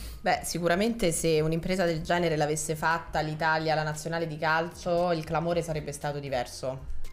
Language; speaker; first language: Italian; native; Italian